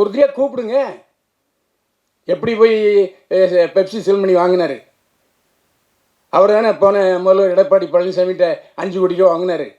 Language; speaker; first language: Tamil; native; Tamil